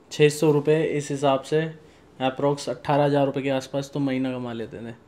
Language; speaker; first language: Hindi; native; Hindi